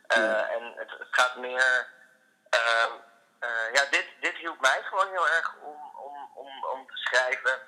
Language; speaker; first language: Dutch; native; Dutch